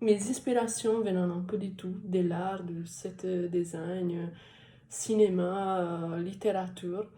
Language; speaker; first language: French; non-native, fluent; Italian